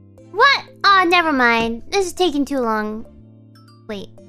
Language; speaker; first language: English; native; English